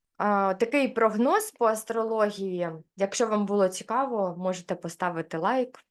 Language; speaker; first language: Ukrainian; non-native, local second language; Russian